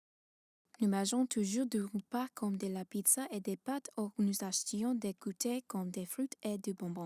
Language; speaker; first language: French; non-native, learner; English